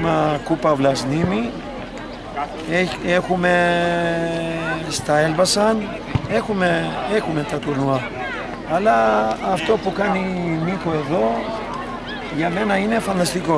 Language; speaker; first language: Greek; non-native, learner; Albanian